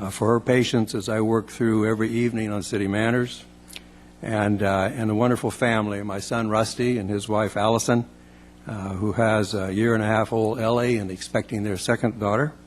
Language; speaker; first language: English; native; English